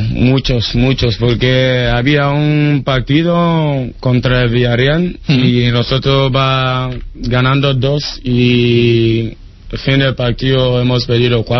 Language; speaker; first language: Spanish; non-native, learner; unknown